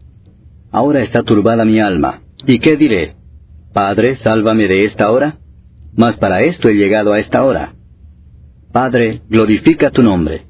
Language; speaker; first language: Spanish; native; Spanish